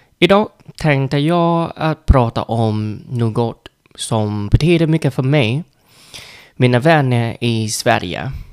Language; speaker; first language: Swedish; non-native, learner; Vietnamese